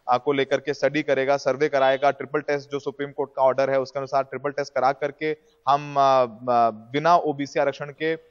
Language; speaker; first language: Hindi; native; Hindi